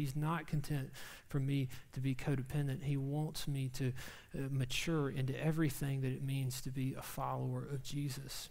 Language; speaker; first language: English; native; English